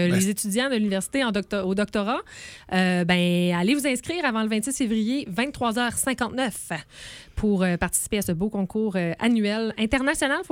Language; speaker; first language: French; native; French